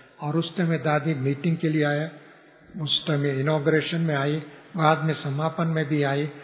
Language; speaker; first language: Hindi; non-native, local second language; Kannada